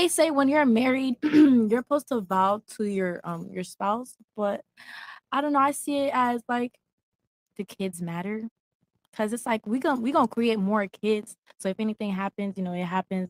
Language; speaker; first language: English; non-native, learner; Spanish